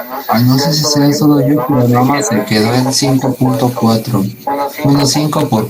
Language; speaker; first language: Spanish; native; Spanish